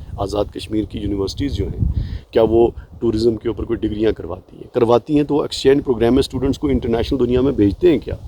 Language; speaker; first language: Urdu; non-native, local second language; Pahari-Potwari